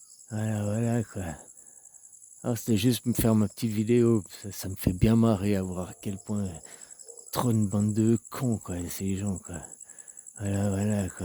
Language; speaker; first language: French; native; French